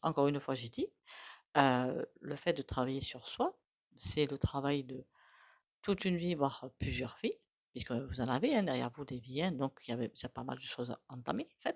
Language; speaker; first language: French; native; French